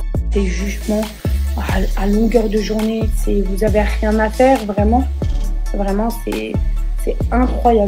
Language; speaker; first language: French; native; French